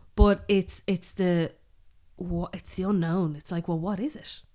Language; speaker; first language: English; native; English